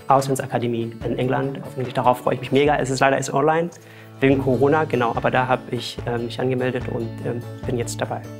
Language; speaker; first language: German; non-native, fluent; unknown